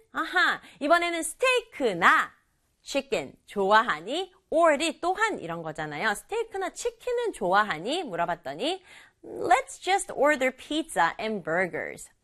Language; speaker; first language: Korean; native; Korean